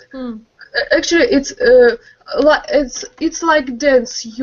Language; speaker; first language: English; non-native, learner; Russian